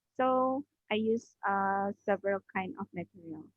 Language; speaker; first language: English; non-native, learner; Indonesian